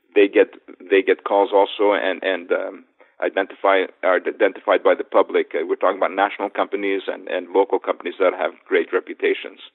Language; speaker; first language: English; native; English